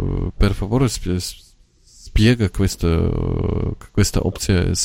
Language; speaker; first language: Italian; non-native, fluent; Ukrainian